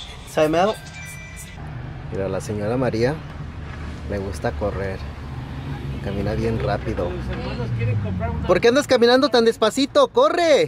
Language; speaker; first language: Spanish; early bilingual, heritage; Spanish